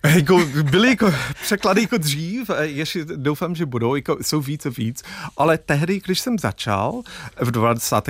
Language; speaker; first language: Czech; non-native, fluent; English